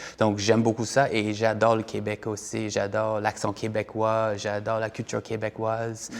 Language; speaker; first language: French; non-native, fluent; English